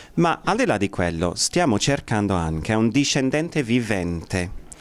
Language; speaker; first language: Italian; non-native, fluent; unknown